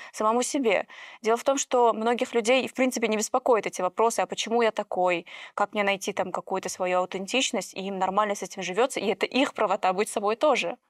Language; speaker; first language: Russian; native; Russian